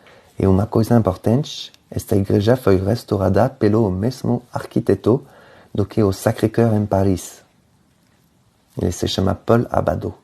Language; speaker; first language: Portuguese; non-native, fluent; French